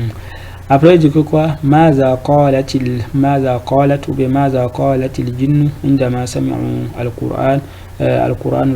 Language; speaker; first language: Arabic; non-native, fluent; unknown